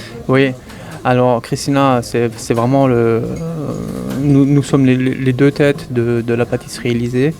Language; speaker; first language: French; native; French